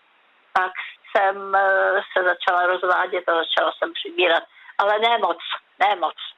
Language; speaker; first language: Czech; native; Czech